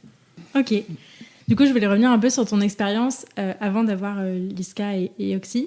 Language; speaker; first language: French; native; French